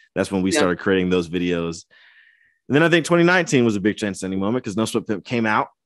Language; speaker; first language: English; native; English